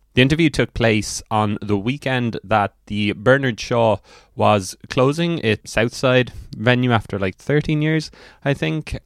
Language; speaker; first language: English; native; English